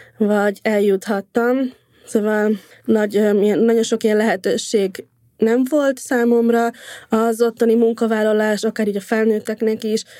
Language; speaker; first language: Hungarian; native; Hungarian